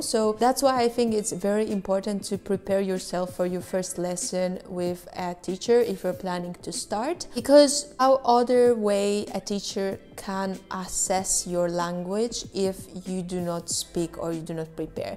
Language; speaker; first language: English; non-native, fluent; Polish